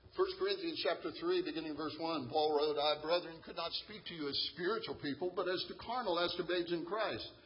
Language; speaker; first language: English; native; English